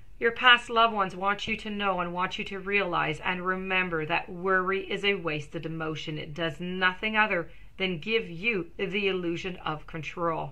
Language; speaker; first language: English; non-native, local second language; French